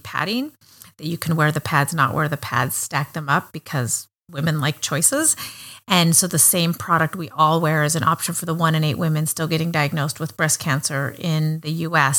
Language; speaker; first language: English; native; English